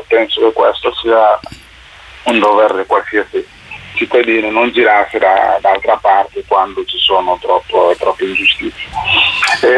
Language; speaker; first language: Italian; non-native, fluent; Upper Guinea Crioulo